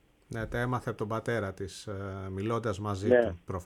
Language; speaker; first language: Greek; native; Greek